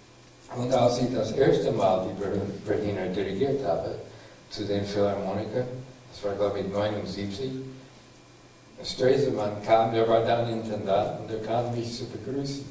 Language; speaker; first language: German; non-native, fluent; English